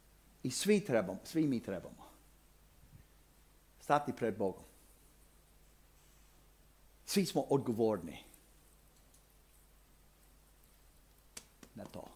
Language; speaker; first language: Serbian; non-native, fluent; English